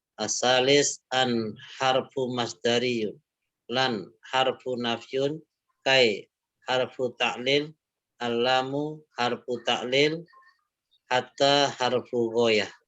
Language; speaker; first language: Arabic; non-native, learner; Indonesian